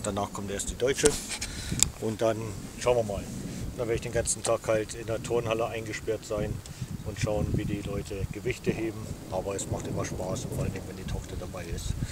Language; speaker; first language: German; native; German